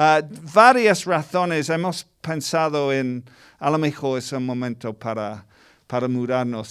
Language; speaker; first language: Spanish; non-native, fluent; English